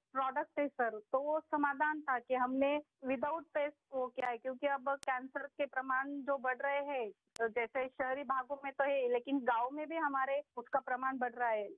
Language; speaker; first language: Hindi; non-native, local second language; Marathi